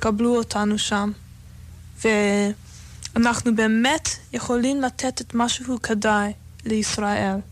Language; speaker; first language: Hebrew; non-native, fluent; English